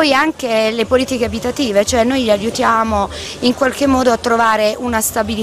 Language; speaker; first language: Italian; native; Italian